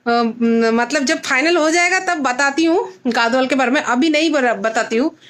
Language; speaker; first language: Hindi; non-native, local second language; Bangla